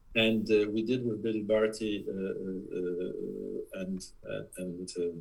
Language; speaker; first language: English; non-native, fluent; Polish